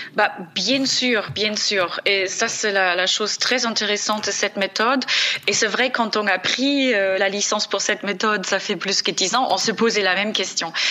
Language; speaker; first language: French; non-native, fluent; German